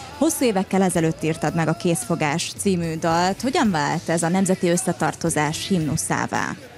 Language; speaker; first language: Hungarian; native; Hungarian